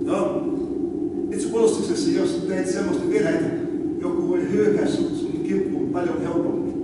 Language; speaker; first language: Finnish; non-native, learner; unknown